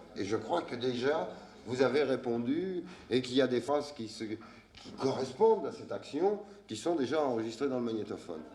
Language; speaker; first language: French; native; French